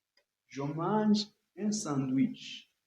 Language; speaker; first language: French; non-native, learner; Kinyarwanda